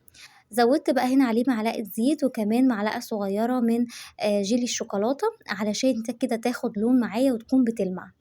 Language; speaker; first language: Arabic; native; Arabic